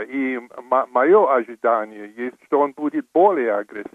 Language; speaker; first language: Russian; non-native, fluent; English